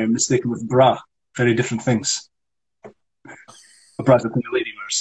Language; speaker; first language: English; non-native, local second language; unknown